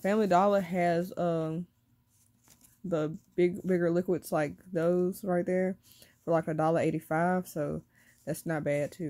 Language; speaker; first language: English; native; English